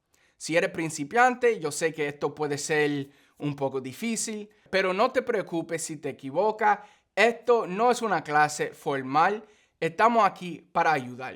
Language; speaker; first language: Spanish; early bilingual, heritage; English